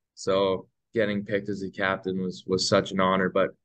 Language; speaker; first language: English; native; English